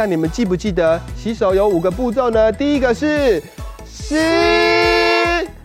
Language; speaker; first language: Chinese; native; Chinese